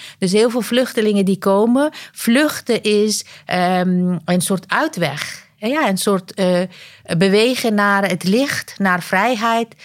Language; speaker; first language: Dutch; non-native, fluent; Persian